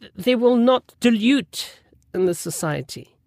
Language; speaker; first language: English; non-native, fluent; French